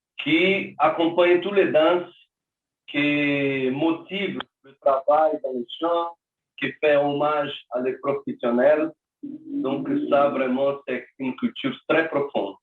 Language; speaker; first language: French; non-native, learner; Portuguese